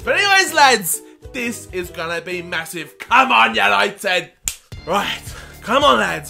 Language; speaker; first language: English; native; English